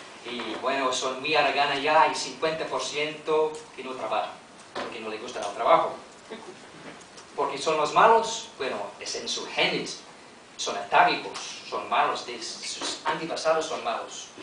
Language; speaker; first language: Spanish; non-native, learner; English